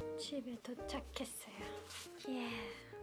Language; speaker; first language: Korean; non-native, fluent; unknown